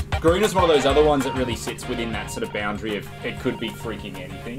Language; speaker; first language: English; native; English